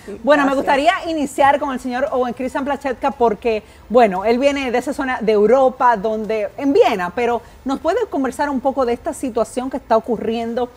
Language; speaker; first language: Spanish; native; Spanish